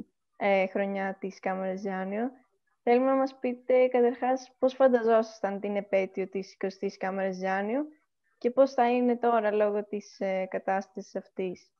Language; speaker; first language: Greek; native; Greek